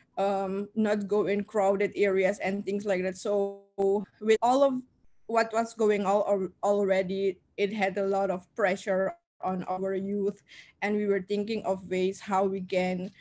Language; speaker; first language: English; non-native, fluent; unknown